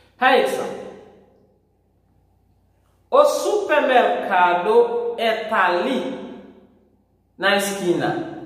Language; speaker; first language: Portuguese; non-native, fluent; Haitian Creole